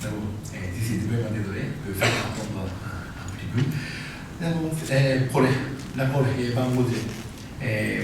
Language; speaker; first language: French; non-native, fluent; Japanese